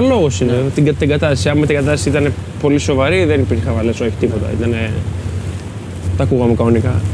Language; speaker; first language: Greek; native; Greek